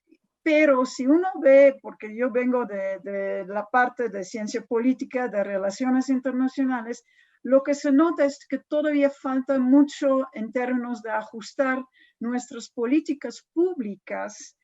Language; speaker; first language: Spanish; non-native, fluent; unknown